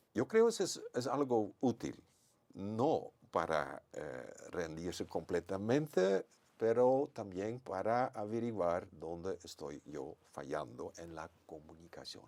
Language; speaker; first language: Spanish; non-native, fluent; Dutch